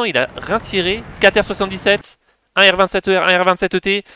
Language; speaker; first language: French; native; French